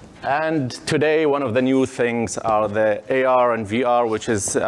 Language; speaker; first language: English; non-native, fluent; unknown